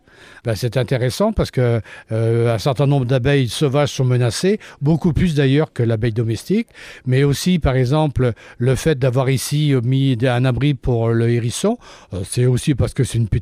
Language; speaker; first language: French; native; French